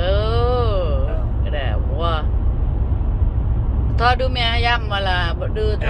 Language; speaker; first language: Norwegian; non-native, learner; Thai